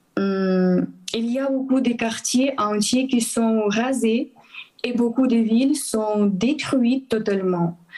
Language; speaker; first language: French; non-native, learner; Ukrainian